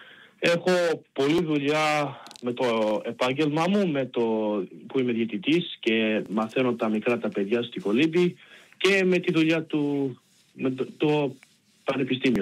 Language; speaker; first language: Greek; early bilingual, heritage; Greek